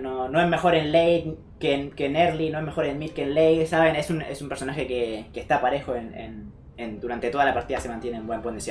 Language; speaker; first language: Spanish; native; Spanish